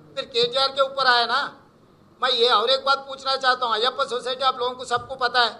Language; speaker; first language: Hindi; non-native, local second language; Telugu